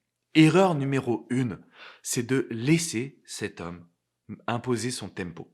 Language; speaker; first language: French; native; French